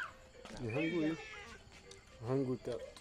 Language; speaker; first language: English; non-native, learner; French